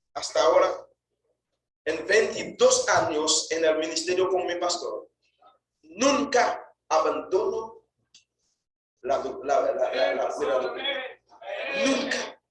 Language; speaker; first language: Spanish; non-native, fluent; Haitian Creole